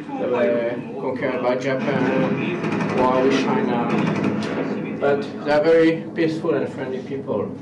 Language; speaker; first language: English; non-native, learner; French